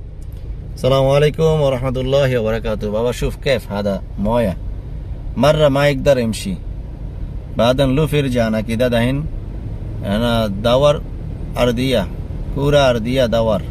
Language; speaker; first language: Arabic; non-native, learner; Bangla